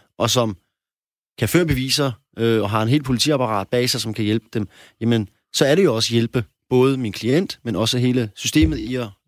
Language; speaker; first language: Danish; early bilingual, other home language; Persian